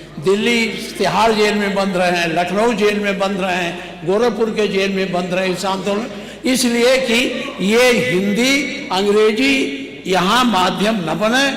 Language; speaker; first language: Hindi; native; Hindi